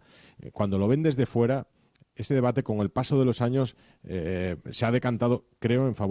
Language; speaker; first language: Spanish; native; Spanish